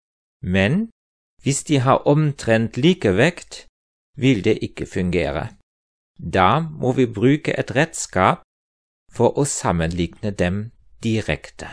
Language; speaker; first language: Norwegian; non-native, fluent; German